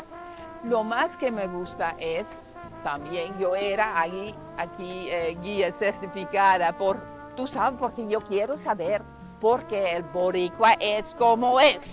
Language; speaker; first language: Spanish; non-native, fluent; Dutch